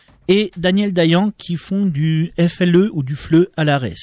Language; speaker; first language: French; native; French